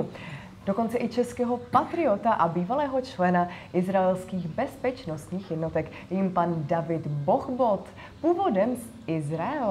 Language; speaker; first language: Czech; native; Czech